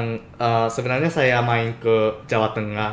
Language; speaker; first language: Indonesian; non-native, fluent; Japanese